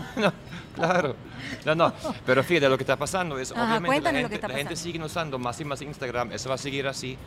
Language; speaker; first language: Spanish; non-native, fluent; German